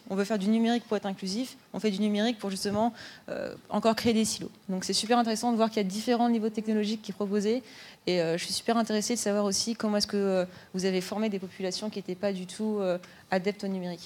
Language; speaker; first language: French; native; French